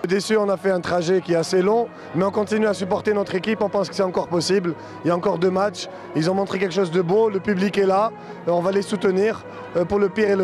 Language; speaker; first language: French; non-native, local second language; Arabic